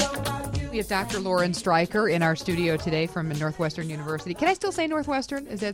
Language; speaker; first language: English; native; English